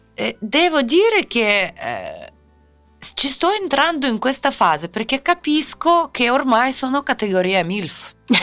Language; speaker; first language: Italian; non-native, fluent; Russian